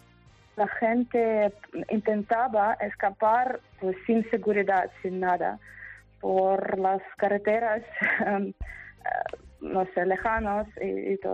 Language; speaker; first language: Spanish; non-native, fluent; Ukrainian